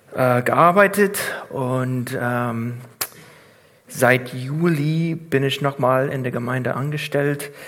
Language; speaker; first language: German; non-native, fluent; English